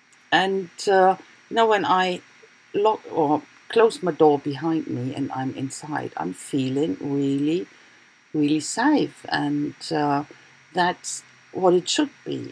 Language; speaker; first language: English; non-native, fluent; German